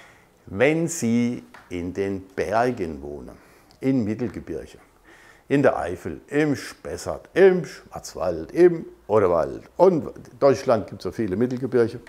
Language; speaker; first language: German; native; German